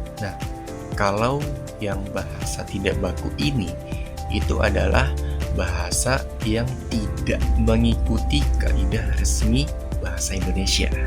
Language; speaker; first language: Indonesian; native; Indonesian